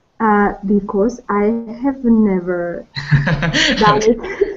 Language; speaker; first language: English; non-native, learner; Russian